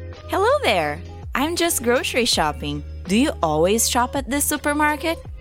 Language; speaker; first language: English; non-native, fluent; Portuguese